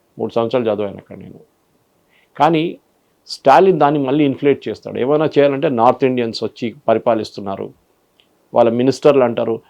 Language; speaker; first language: Telugu; non-native, fluent; Malayalam